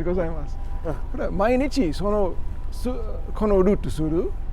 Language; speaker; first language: Japanese; non-native, learner; English